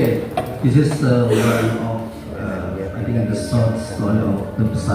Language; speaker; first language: English; non-native, learner; Indonesian